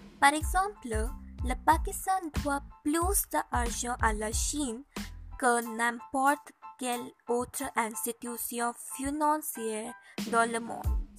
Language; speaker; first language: French; non-native, learner; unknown